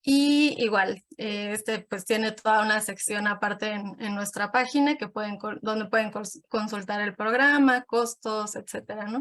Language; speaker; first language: Spanish; native; Spanish